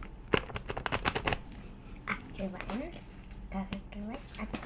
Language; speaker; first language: Russian; early bilingual, heritage; Hebrew